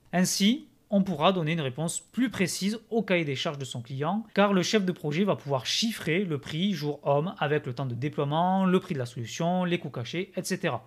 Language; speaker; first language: French; native; French